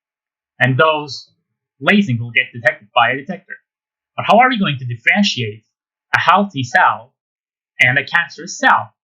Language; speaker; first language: English; non-native, fluent; Turkish